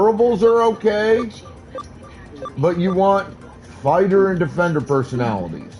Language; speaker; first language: English; native; English